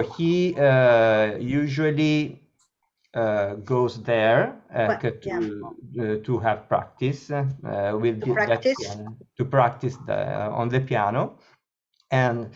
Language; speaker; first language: English; non-native, learner; Italian